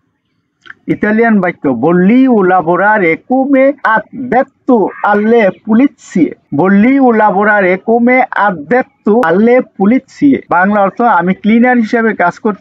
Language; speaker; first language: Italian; non-native, learner; Bangla